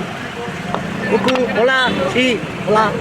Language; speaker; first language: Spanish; non-native, learner; French